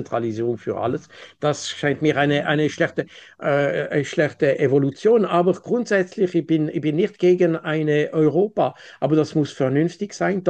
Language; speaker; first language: German; non-native, local second language; French